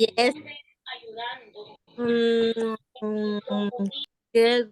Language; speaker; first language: English; non-native, learner; Spanish